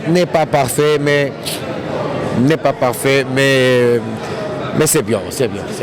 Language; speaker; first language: French; non-native, fluent; Portuguese